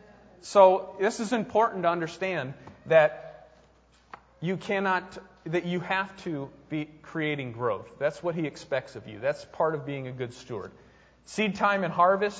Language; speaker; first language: English; native; English